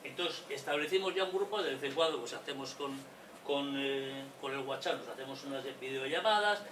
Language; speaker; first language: Spanish; non-native, local second language; Basque